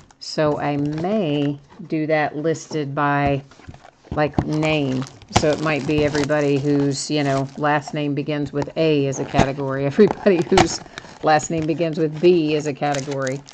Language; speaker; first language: English; native; English